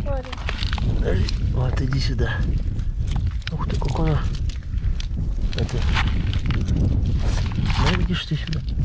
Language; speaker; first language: Russian; native; Russian